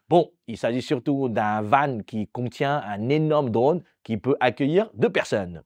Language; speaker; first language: French; native; French